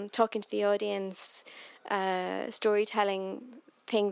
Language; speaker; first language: English; native; English